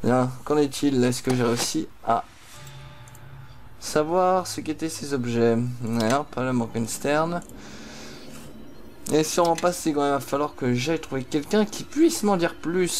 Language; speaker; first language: French; native; French